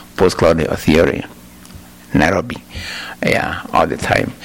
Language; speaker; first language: English; non-native, local second language; Kikuyu